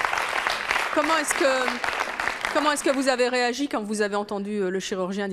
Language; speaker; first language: French; native; French